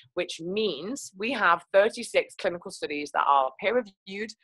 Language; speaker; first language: English; native; English